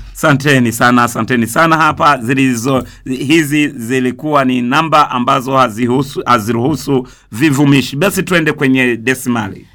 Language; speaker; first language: Swahili; non-native, local second language; Rundi